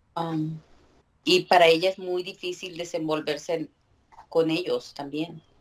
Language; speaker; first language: Spanish; native; Spanish